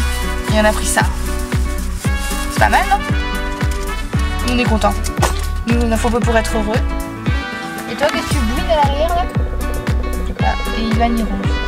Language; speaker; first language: French; native; French